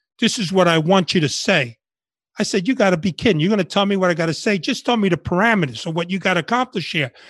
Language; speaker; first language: English; early bilingual, other home language; Spanish